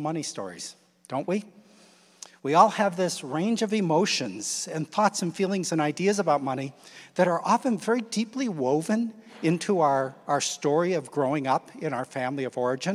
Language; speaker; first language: English; native; English